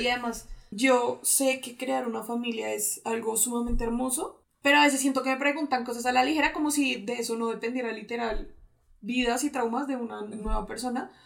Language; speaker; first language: Spanish; native; Spanish